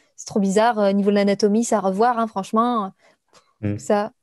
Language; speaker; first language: French; native; French